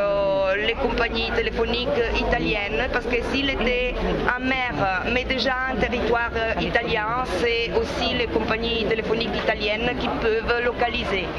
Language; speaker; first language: French; non-native, fluent; Italian